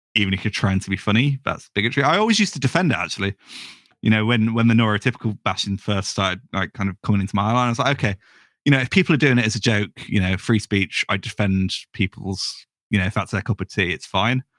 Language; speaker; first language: English; native; English